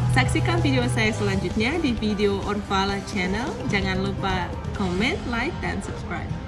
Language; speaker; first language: Indonesian; non-native, fluent; Russian